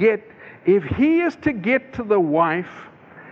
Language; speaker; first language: English; native; English